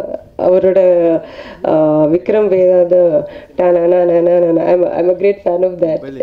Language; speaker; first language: Tamil; non-native, learner; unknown